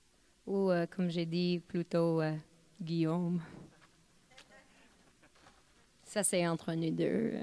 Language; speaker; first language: French; non-native, fluent; English